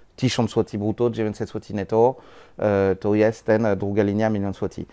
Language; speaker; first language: Polish; non-native, learner; French